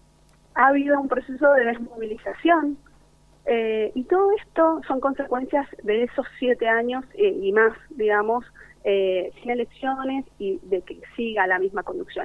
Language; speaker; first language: Spanish; native; Spanish